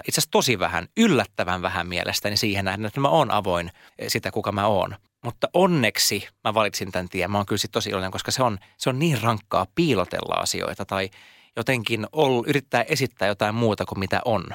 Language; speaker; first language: Finnish; non-native, local second language; Swedish